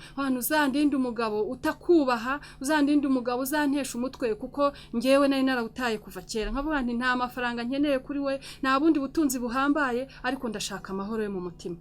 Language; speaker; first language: Kinyarwanda; native; Kinyarwanda